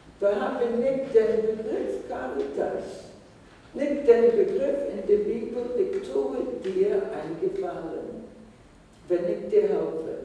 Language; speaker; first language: German; non-native, fluent; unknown